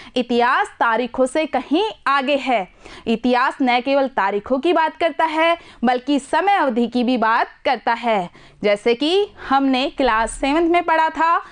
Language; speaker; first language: Hindi; native; Hindi